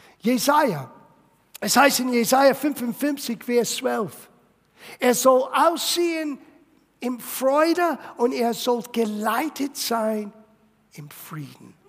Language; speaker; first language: German; non-native, fluent; English